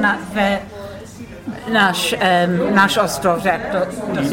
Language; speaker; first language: Czech; non-native, learner; English